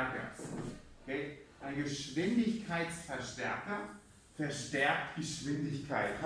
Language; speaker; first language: German; non-native, fluent; English